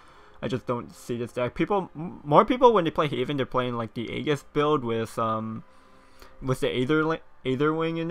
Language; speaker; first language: English; native; English